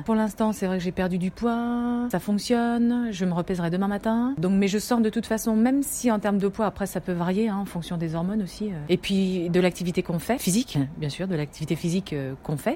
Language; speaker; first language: French; native; French